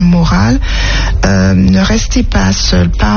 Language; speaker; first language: French; native; French